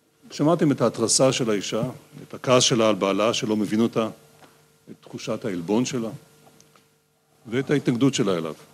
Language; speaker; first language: Hebrew; native; Hebrew